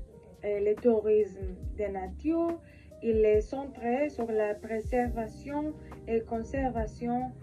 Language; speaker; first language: French; non-native, learner; Spanish